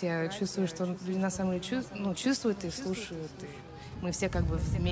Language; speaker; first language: Russian; early bilingual, heritage; Russian